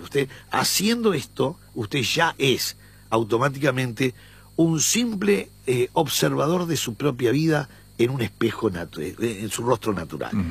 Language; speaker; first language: Spanish; native; Spanish